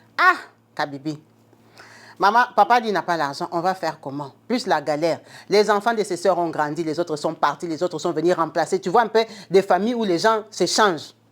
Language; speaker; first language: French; non-native, local second language; Lingala